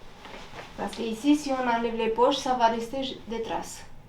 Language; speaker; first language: French; non-native, learner; Romanian